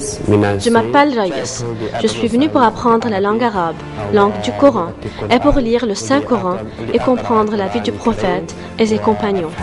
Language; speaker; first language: French; non-native, local second language; Arabic